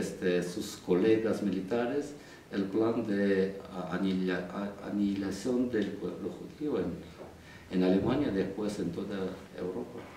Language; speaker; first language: Spanish; non-native, fluent; Armenian